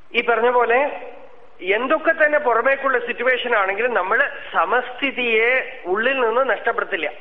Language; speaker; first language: Malayalam; native; Malayalam